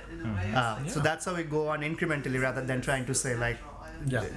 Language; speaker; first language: English; non-native, local second language; Bangla